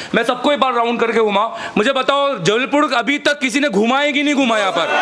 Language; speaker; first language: Hindi; native; Hindi